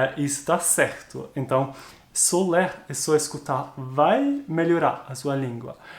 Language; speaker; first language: Portuguese; non-native, fluent; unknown